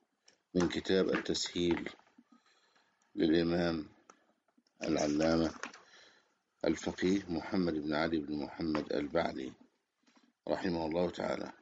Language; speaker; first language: Arabic; native; Arabic